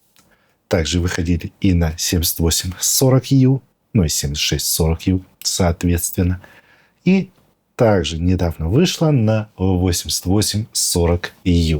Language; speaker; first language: Russian; native; Russian